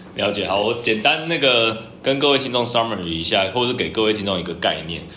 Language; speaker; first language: Chinese; native; Chinese